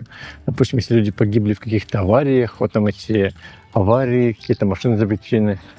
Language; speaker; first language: Russian; native; Russian